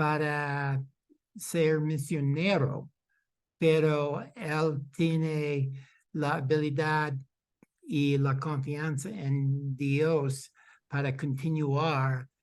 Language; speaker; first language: Spanish; non-native, fluent; English